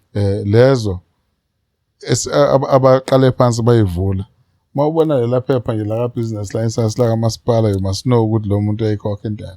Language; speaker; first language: Zulu; native; Zulu